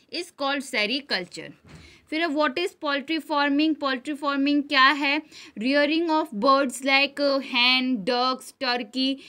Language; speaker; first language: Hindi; non-native, local second language; Gujarati